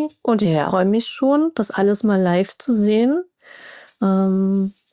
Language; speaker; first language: German; native; German